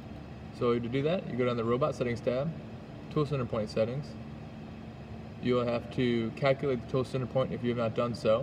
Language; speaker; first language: English; native; English